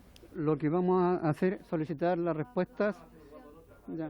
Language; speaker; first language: Spanish; native; Spanish